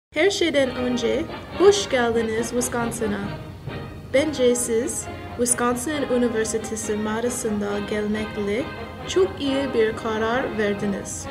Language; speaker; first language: Turkish; non-native, learner; English